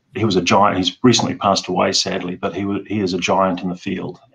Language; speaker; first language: English; native; English